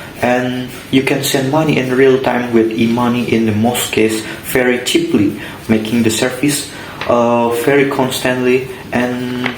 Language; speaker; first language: English; non-native, learner; Indonesian